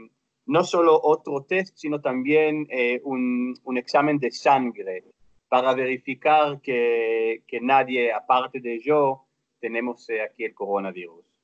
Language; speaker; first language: Spanish; non-native, fluent; Hebrew